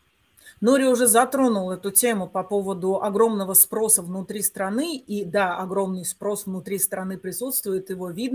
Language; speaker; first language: Russian; native; Russian